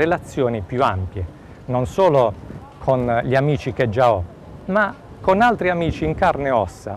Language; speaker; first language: Italian; native; Italian